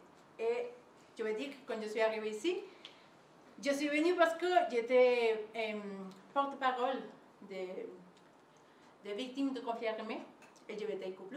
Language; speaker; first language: French; non-native, learner; Spanish